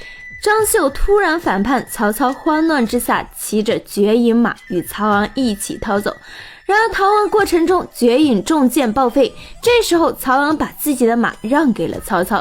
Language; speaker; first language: Chinese; native; Chinese